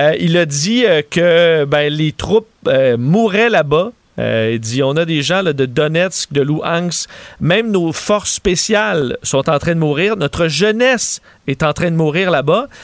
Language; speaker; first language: French; native; French